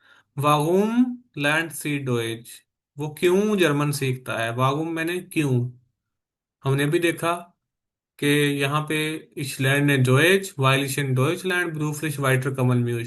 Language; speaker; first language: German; non-native, fluent; Urdu